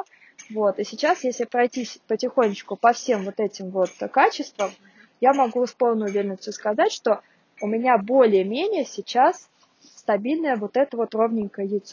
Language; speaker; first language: Russian; native; Russian